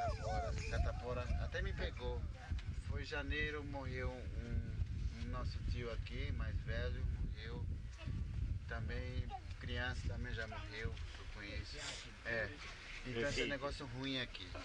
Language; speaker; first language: Portuguese; non-native, local second language; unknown